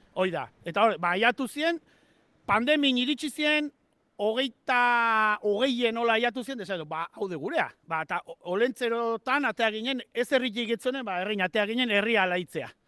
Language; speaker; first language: Basque; native; Basque